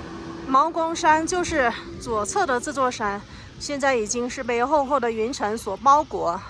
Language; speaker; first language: Chinese; native; Chinese